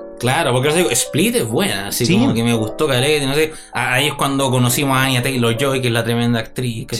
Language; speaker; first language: Spanish; native; Spanish